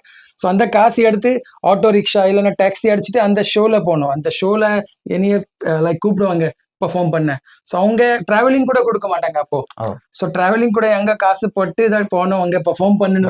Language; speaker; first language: Tamil; early bilingual, heritage; Tamil